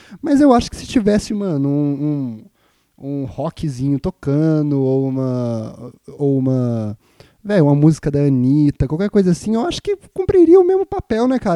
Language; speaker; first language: Portuguese; native; Portuguese